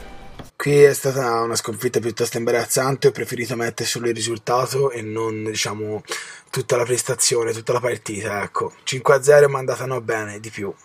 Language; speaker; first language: Italian; native; Italian